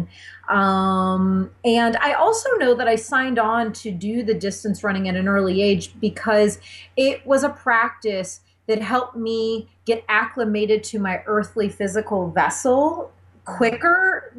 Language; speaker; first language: English; native; English